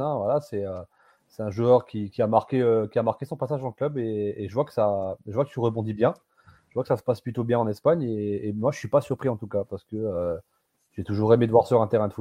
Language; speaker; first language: French; native; French